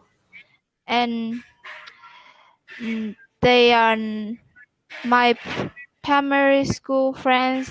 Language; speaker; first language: English; non-native, learner; Vietnamese